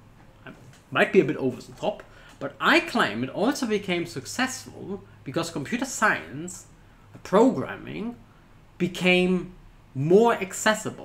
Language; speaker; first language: English; non-native, fluent; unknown